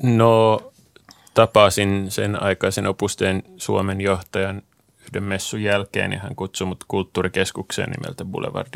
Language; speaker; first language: Finnish; native; Finnish